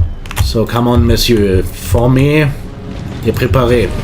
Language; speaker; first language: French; non-native, learner; German